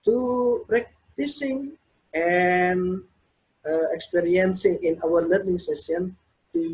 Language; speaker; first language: English; non-native, learner; Indonesian